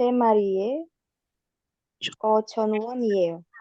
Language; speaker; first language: Korean; non-native, learner; Indonesian